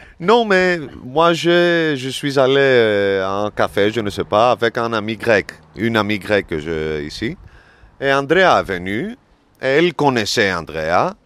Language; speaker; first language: French; non-native, learner; Greek